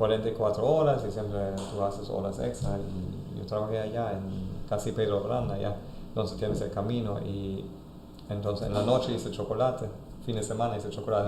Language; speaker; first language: Spanish; non-native, fluent; German